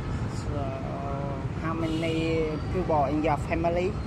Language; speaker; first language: English; non-native, learner; Vietnamese